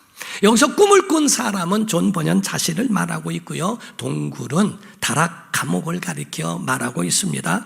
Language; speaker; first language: Korean; native; Korean